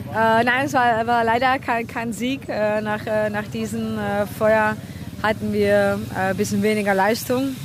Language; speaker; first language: German; non-native, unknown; Czech